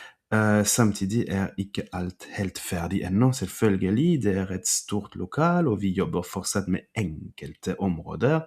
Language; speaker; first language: Norwegian; non-native, fluent; French